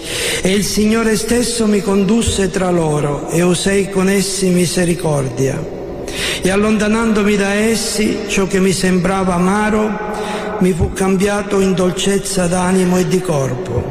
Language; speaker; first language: Italian; native; Italian